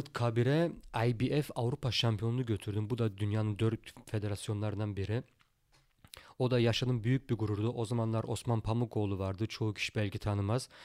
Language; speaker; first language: Turkish; early bilingual, heritage; Turkish